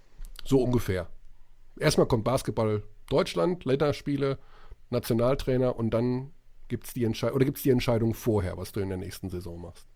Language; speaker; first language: German; native; German